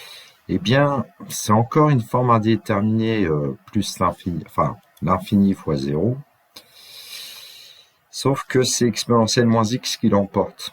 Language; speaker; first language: French; native; French